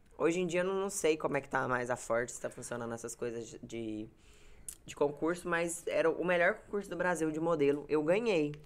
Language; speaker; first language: Portuguese; native; Portuguese